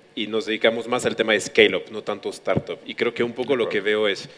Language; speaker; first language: Spanish; non-native, fluent; French